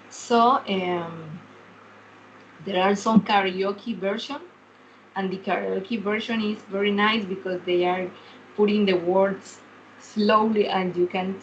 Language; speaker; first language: English; non-native, fluent; Spanish